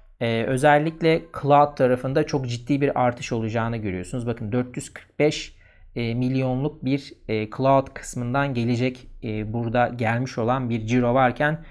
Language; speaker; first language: Turkish; native; Turkish